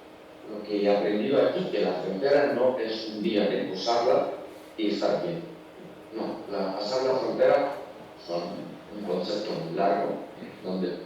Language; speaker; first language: Spanish; non-native, learner; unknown